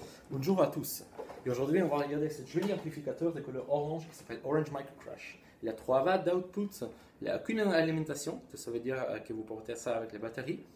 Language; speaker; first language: French; non-native, fluent; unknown